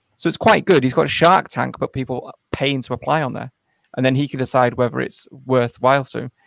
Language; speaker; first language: English; native; English